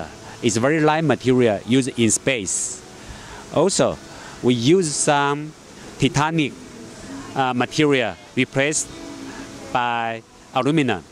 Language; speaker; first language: English; non-native, learner; Chinese